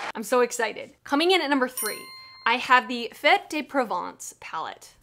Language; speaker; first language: English; native; English